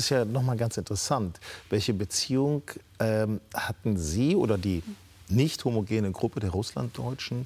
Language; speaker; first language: German; native; German